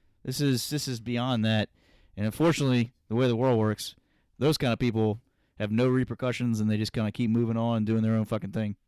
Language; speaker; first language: English; native; English